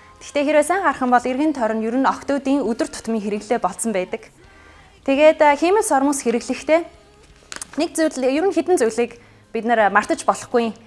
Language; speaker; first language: Mongolian; non-native, fluent; English